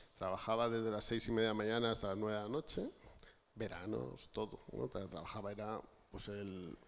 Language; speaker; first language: Spanish; native; Spanish